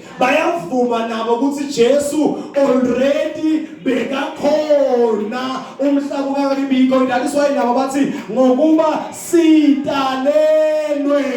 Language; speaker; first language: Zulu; non-native, local second language; Swati